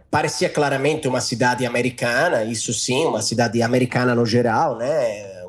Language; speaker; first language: Portuguese; non-native, fluent; Italian